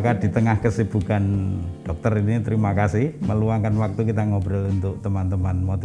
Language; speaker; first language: Indonesian; native; Indonesian